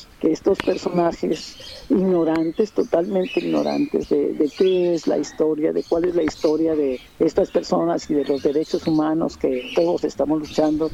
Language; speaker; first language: Spanish; native; Spanish